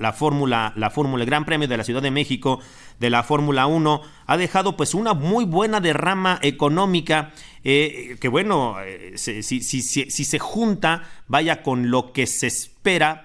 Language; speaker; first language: Spanish; native; Spanish